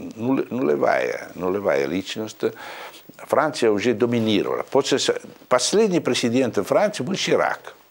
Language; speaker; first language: Russian; non-native, fluent; Italian